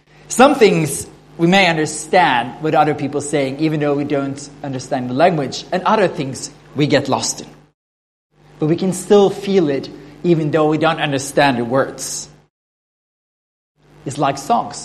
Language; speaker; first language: English; non-native, fluent; Norwegian